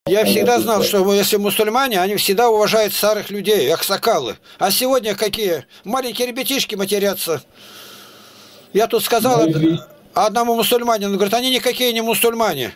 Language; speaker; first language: Russian; native; Russian